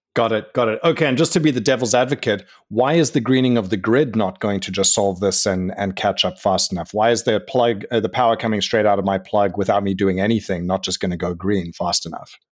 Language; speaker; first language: English; native; English